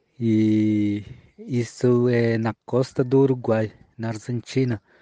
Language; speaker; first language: Portuguese; early bilingual, other home language; Guarani